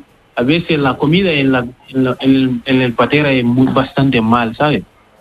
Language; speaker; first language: Spanish; non-native, learner; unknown